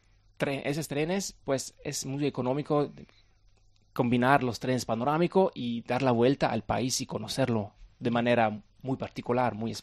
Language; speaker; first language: Spanish; non-native, fluent; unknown